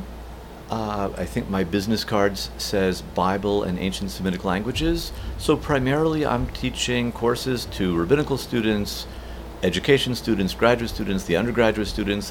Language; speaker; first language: English; native; English